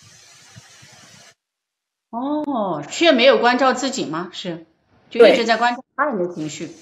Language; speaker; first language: Chinese; native; Chinese